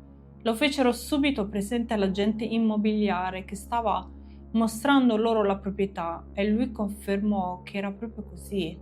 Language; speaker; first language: Italian; native; Italian